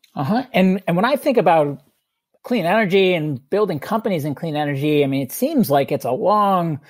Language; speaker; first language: English; native; English